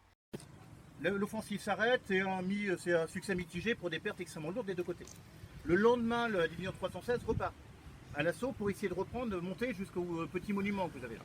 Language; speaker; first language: French; native; French